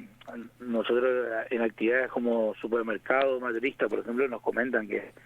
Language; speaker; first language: Spanish; native; Spanish